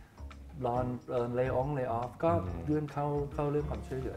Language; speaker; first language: Thai; native; Thai